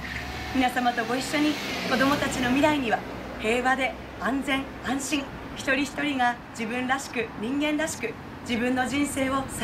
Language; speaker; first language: Japanese; native; Japanese